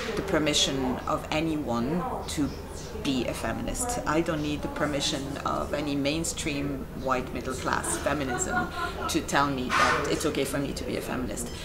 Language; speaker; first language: English; non-native, fluent; Arabic